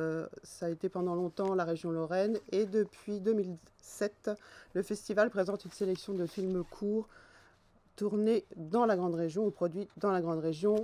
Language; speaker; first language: French; native; French